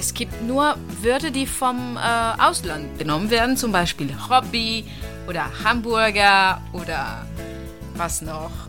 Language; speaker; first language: German; non-native, fluent; Italian